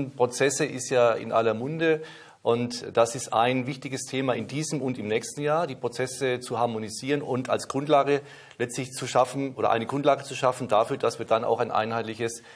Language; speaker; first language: German; native; German